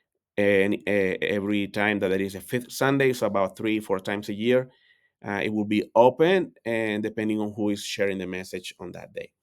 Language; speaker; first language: English; non-native, fluent; Spanish